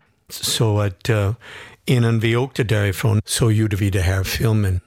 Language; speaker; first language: Swedish; non-native, fluent; English